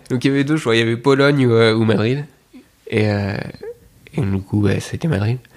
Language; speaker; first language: French; native; French